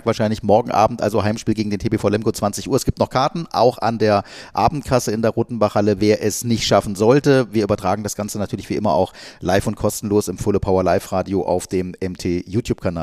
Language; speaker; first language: German; native; German